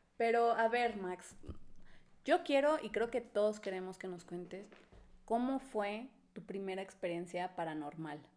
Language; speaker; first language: Spanish; native; Spanish